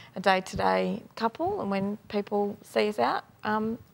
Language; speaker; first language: English; native; English